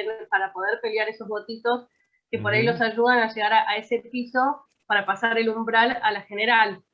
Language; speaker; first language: Spanish; native; Spanish